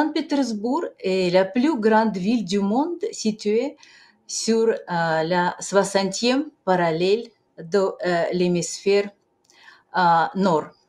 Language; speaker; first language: French; non-native, fluent; Russian